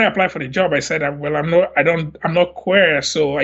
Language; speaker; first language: English; non-native, local second language; Igbo